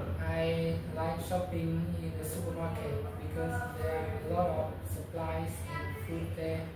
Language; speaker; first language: English; non-native, learner; Vietnamese